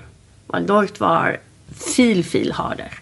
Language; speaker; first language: German; non-native, learner; Swedish